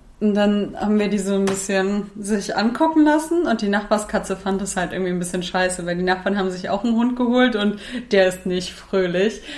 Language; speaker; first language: German; early bilingual, other home language; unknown